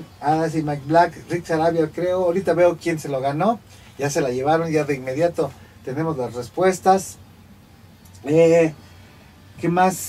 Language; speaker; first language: Spanish; native; Spanish